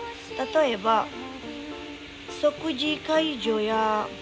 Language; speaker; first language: Japanese; non-native, learner; Indonesian